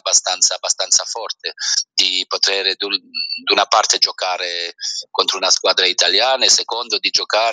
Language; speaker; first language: Italian; early bilingual, heritage; French